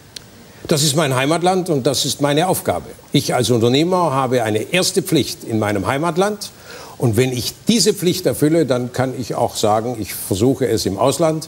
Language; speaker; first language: German; native; German